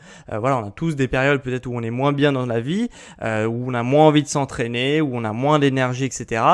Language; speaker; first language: French; native; French